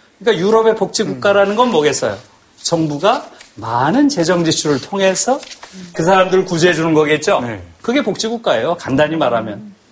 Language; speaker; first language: Korean; native; Korean